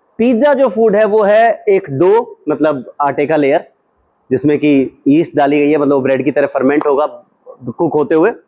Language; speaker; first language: Hindi; native; Hindi